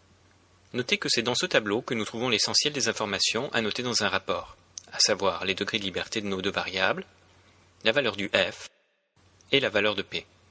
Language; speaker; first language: French; native; French